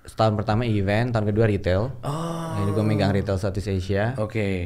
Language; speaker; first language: Indonesian; native; Indonesian